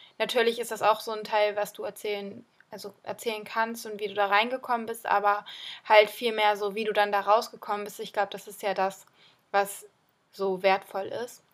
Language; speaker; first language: German; native; German